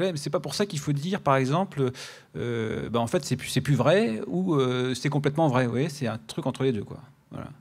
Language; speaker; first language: French; native; French